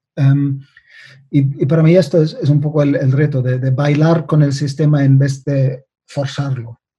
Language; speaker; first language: Spanish; non-native, fluent; German